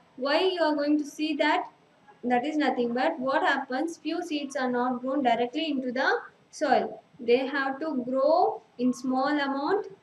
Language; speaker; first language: English; non-native, local second language; Telugu